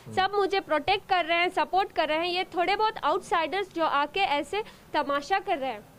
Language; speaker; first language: Hindi; non-native, local second language; Urdu